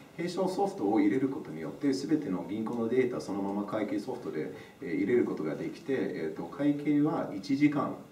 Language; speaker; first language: Japanese; non-native, fluent; English